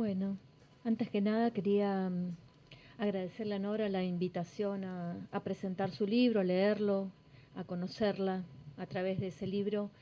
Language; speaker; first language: Spanish; native; Spanish